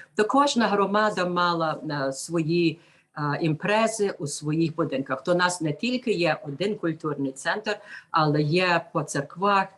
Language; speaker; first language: Ukrainian; early bilingual, heritage; Ukrainian